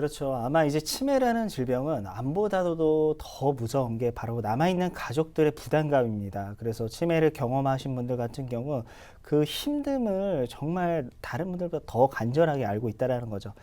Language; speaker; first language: Korean; native; Korean